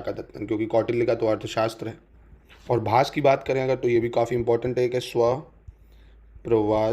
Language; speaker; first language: Hindi; native; Hindi